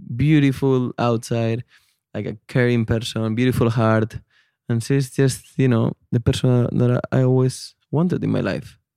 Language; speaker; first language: English; non-native, fluent; Spanish